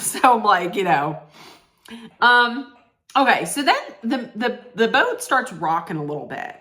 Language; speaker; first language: English; native; English